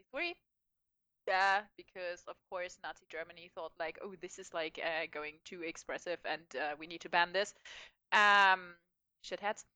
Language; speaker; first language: English; non-native, fluent; German